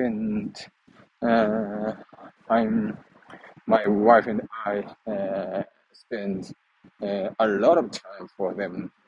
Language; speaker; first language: English; non-native, learner; Japanese